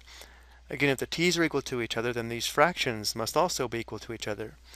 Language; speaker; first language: English; native; English